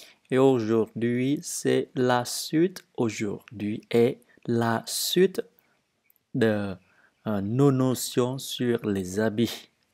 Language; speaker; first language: French; non-native, fluent; Vietnamese